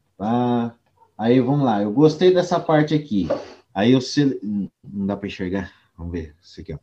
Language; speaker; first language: Portuguese; native; Portuguese